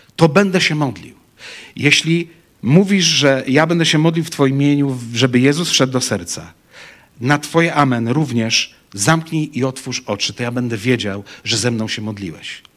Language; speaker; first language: Polish; native; Polish